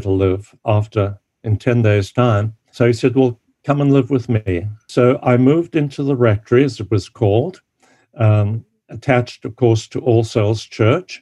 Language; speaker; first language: English; native; English